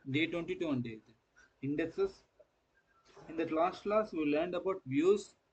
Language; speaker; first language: English; non-native, local second language; Telugu